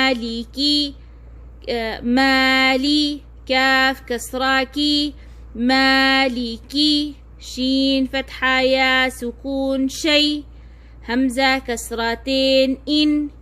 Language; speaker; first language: Arabic; non-native, fluent; Oromo